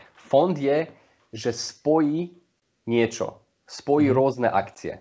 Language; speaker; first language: Slovak; early bilingual, heritage; Slovak